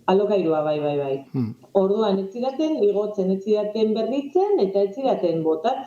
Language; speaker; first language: Basque; non-native, local second language; Spanish